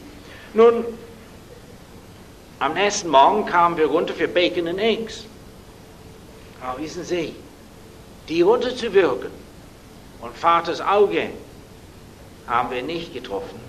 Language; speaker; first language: German; non-native, fluent; English